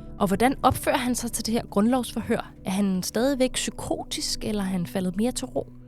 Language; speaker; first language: Danish; native; Danish